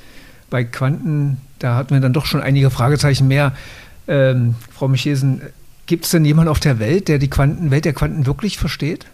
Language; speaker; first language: German; native; German